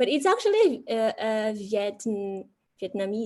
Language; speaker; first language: English; non-native, fluent; Malagasy